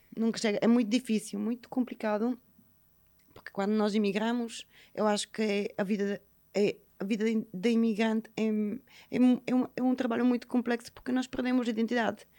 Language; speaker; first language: Portuguese; non-native, fluent; Bulgarian